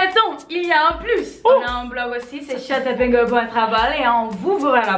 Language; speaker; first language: French; non-native, fluent; English